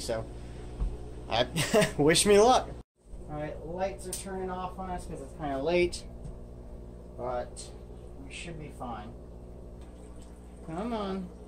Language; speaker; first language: English; native; English